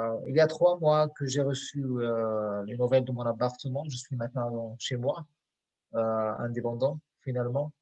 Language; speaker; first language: French; non-native, fluent; Arabic